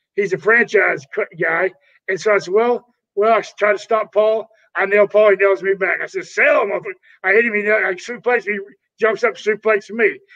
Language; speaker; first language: English; native; English